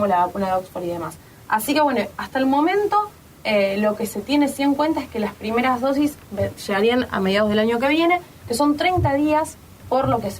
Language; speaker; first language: Spanish; native; Spanish